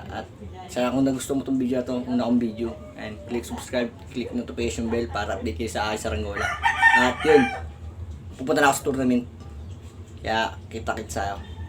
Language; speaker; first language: Filipino; native; Filipino